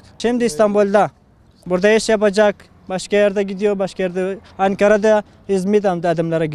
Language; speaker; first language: Turkish; non-native, learner; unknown